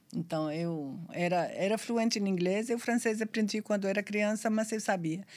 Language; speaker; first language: Portuguese; non-native, fluent; Arabic